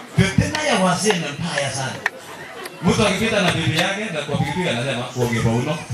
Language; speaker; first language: Swahili; non-native, local second language; Kalenjin